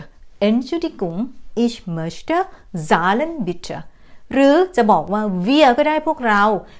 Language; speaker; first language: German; non-native, fluent; Thai